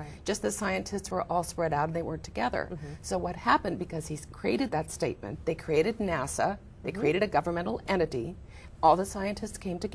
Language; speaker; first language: English; native; English